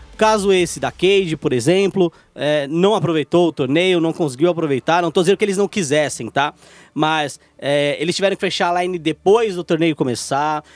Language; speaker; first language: Portuguese; native; Portuguese